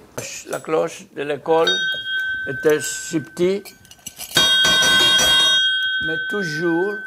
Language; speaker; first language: French; non-native, fluent; Greek